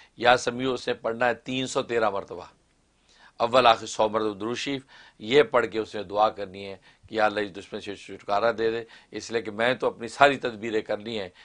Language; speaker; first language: Urdu; non-native, local second language; Kashmiri